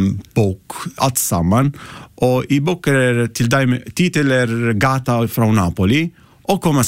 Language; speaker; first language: Icelandic; non-native, learner; Italian